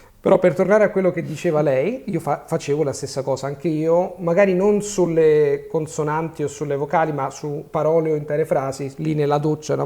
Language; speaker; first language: Italian; native; Italian